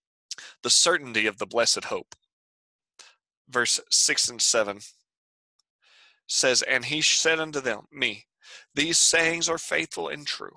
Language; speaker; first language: English; native; English